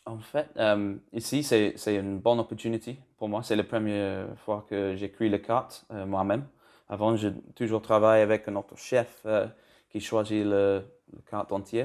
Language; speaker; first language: French; non-native, learner; English